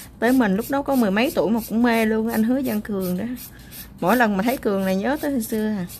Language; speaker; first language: Vietnamese; native; Vietnamese